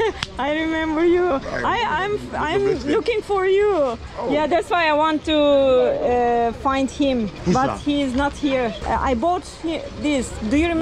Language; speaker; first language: English; non-native, learner; Turkish